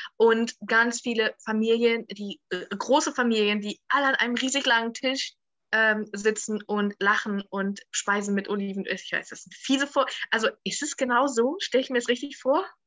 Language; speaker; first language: German; native; German